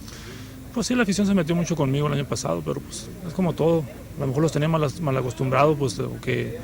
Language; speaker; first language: Spanish; native; Spanish